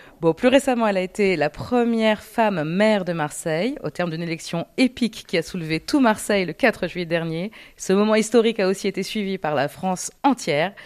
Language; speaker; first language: French; native; French